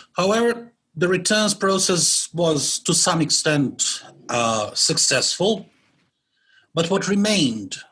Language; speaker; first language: English; non-native, fluent; Bosnian